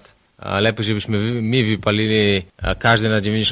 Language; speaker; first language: Polish; non-native, fluent; Slovenian